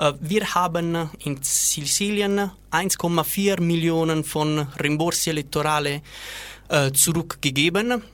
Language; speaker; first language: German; non-native, learner; Italian